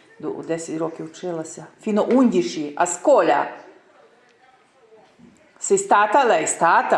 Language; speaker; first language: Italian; non-native, learner; Ukrainian